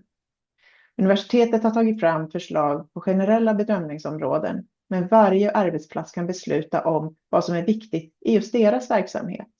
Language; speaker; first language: Swedish; native; Swedish